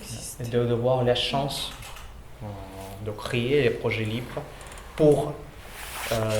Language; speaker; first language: French; non-native, learner; Russian